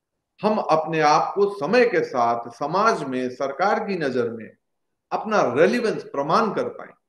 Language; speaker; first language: Hindi; native; Hindi